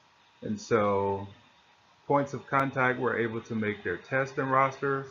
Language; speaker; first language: English; native; English